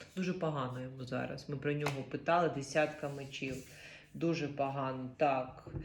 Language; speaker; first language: Ukrainian; non-native, local second language; Russian